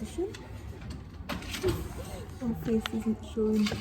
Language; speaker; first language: German; non-native, learner; English